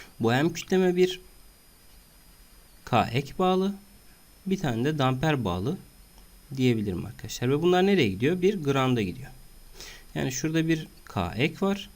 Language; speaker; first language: Turkish; native; Turkish